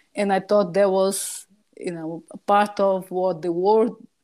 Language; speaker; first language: English; non-native, fluent; Portuguese